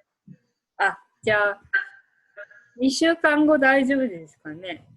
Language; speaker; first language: Japanese; native; Japanese